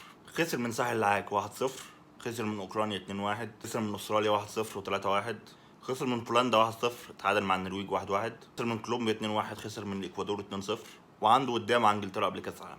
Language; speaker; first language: Arabic; native; Arabic